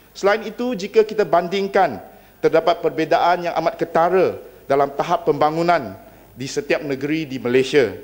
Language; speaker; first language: Malay; non-native, local second language; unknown